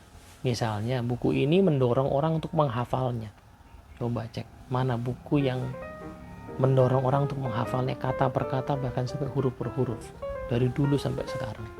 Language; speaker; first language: Indonesian; native; Indonesian